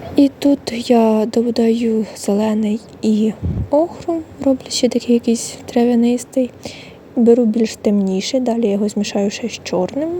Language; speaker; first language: Ukrainian; non-native, local second language; Russian